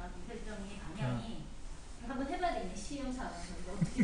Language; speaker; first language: Korean; native; Korean